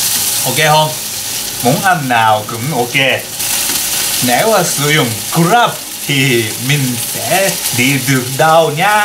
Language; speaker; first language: Vietnamese; non-native, learner; Japanese